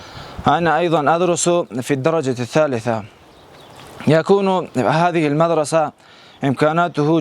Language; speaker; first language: Arabic; non-native, learner; Persian